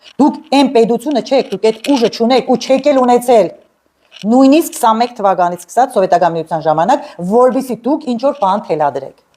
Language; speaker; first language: Armenian; native; Armenian